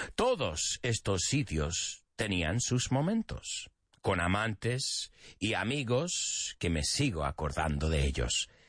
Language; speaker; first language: Spanish; non-native, fluent; English